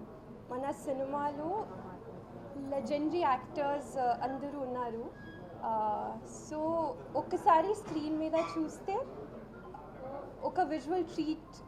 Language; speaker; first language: Telugu; non-native, learner; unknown